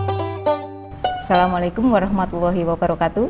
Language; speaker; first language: Malay; native; Malay